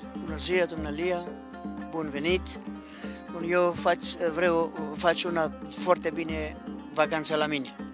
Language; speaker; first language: Romanian; non-native, learner; Greek